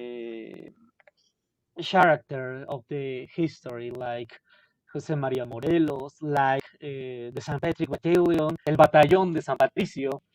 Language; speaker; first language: English; non-native, local second language; Spanish